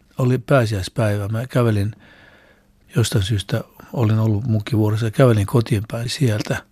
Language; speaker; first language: Finnish; non-native, local second language; Swedish